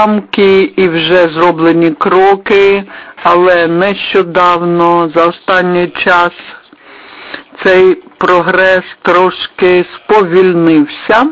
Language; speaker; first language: Ukrainian; non-native, fluent; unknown